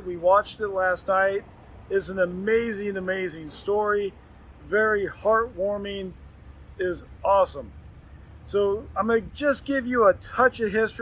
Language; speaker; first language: English; native; English